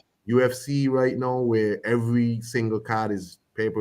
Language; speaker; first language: English; native; English